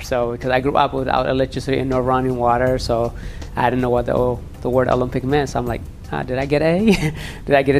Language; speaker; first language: English; early bilingual, other home language; Tigrinya